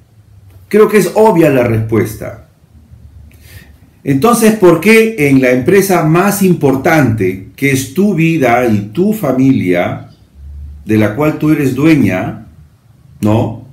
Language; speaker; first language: Spanish; native; Spanish